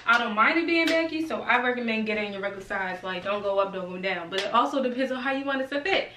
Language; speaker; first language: English; native; English